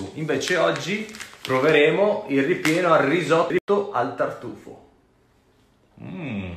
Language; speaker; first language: Italian; native; Italian